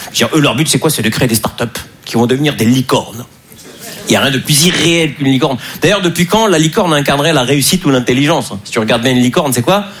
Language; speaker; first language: French; native; French